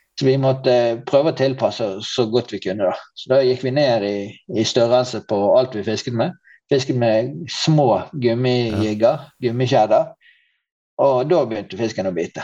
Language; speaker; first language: Norwegian; native; Norwegian